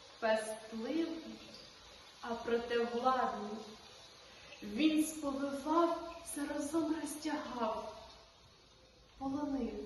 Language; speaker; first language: Ukrainian; native; Ukrainian